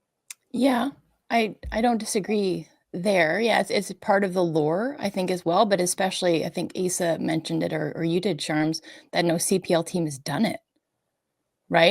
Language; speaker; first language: English; native; English